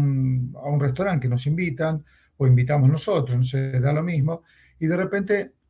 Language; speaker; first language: Spanish; native; Spanish